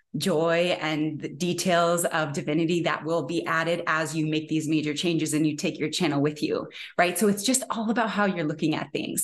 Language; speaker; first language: English; native; English